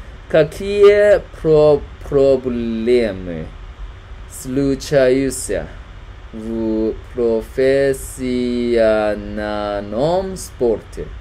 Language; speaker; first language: Russian; non-native, learner; Chinese